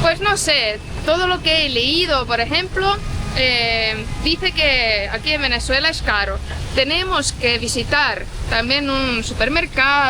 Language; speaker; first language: Spanish; non-native, fluent; Estonian